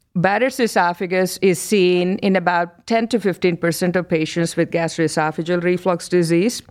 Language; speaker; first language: English; non-native, local second language; Telugu